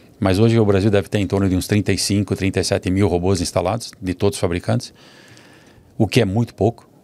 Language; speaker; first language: Portuguese; early bilingual, other home language; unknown